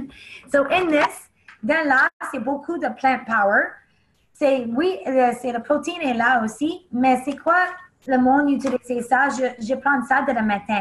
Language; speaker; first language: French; non-native, learner; English